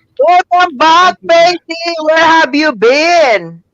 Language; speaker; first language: English; non-native, local second language; Filipino